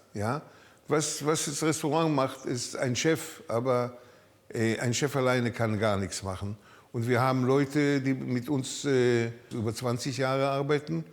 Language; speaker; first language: German; early bilingual, heritage; German